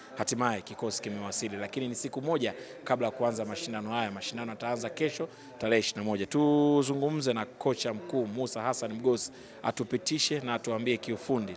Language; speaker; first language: Swahili; native; Swahili